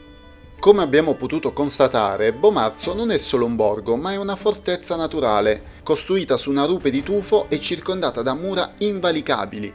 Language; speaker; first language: Italian; native; Italian